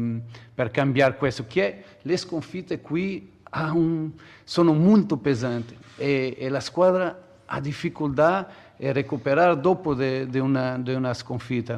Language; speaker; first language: Italian; non-native, learner; Portuguese